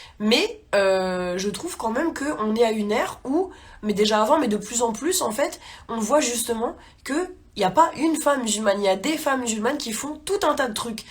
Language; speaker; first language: French; native; French